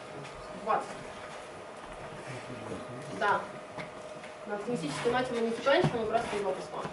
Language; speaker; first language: Russian; native; Russian